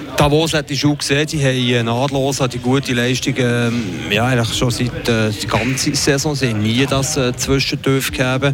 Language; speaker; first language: German; native; German